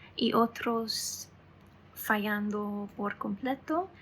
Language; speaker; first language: Spanish; non-native, fluent; English